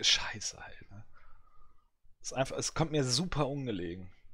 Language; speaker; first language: German; early bilingual, other home language; French